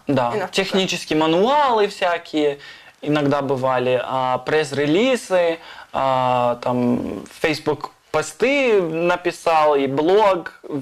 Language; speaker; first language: Ukrainian; non-native, learner; English